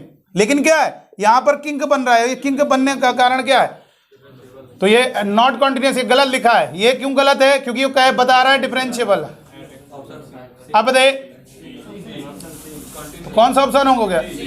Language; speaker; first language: Hindi; native; Hindi